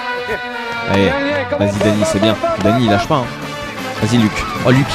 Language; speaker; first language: French; native; French